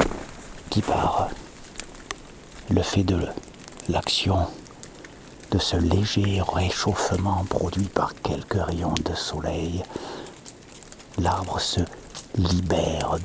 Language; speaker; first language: French; native; French